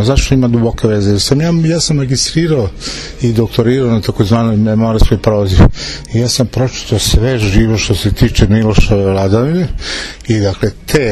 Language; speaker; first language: Serbian; native; Serbian